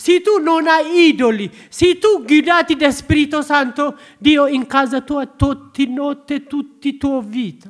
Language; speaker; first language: Italian; non-native, learner; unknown